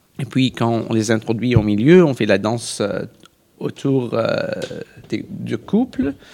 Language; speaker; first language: French; non-native, local second language; Arabic